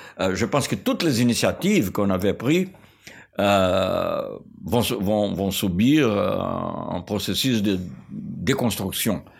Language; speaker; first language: French; non-native, fluent; Portuguese